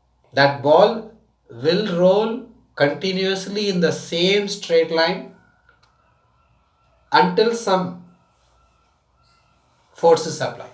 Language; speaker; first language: English; non-native, local second language; Tamil